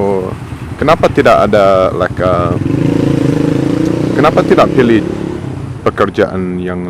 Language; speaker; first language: Indonesian; non-native, fluent; English